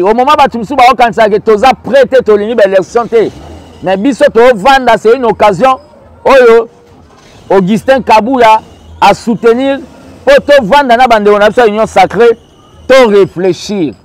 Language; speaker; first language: French; non-native, local second language; Lingala